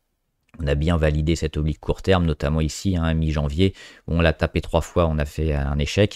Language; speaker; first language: French; native; French